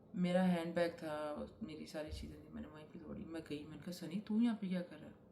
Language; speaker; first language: Urdu; native; Urdu